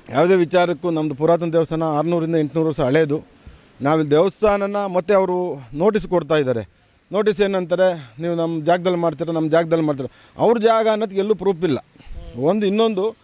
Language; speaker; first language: Kannada; native; Kannada